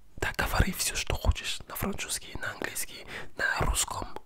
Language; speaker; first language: Russian; non-native, learner; French